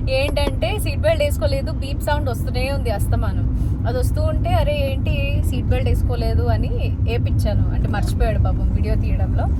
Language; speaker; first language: Telugu; non-native, fluent; Hindi